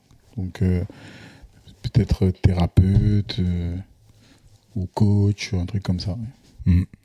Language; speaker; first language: French; native; French